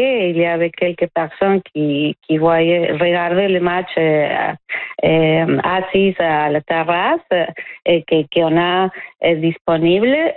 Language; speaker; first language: French; non-native, fluent; Spanish